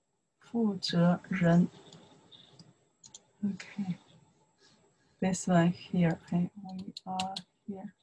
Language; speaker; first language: English; non-native, learner; Chinese